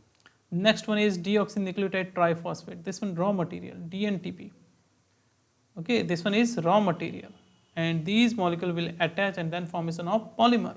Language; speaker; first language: English; non-native, local second language; Hindi